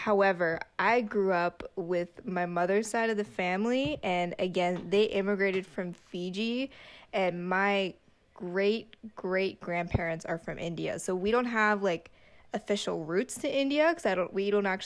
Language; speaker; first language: English; native; English